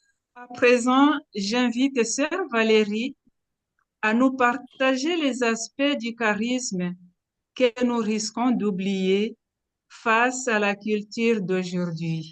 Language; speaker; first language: French; non-native, local second language; Kinyarwanda